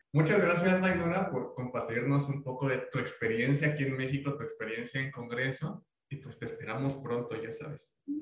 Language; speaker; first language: Spanish; native; Spanish